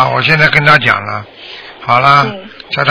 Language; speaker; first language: Chinese; native; Chinese